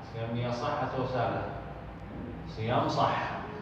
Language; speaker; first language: Indonesian; non-native, fluent; Arabic